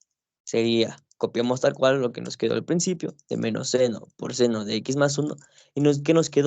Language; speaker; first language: Spanish; native; Spanish